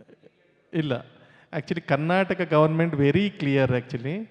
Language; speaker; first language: Kannada; non-native, local second language; Telugu